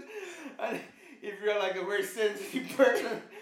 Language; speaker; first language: English; non-native, fluent; Finnish